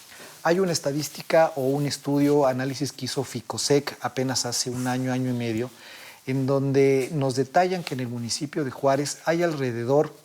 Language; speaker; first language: Spanish; native; Spanish